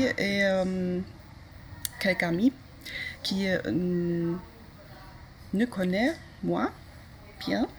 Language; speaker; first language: French; non-native, learner; German